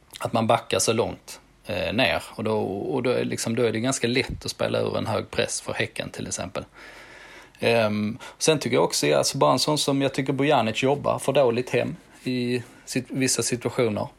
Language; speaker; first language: Swedish; native; Swedish